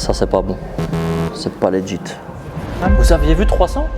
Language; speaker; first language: French; native; French